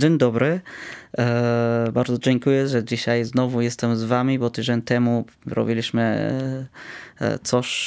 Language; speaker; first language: Polish; non-native, fluent; Arabic